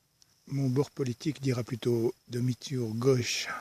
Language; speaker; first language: French; native; French